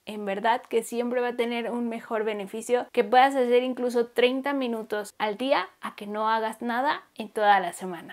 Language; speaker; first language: Spanish; native; Spanish